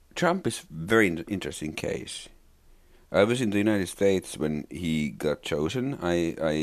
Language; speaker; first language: English; non-native, fluent; Finnish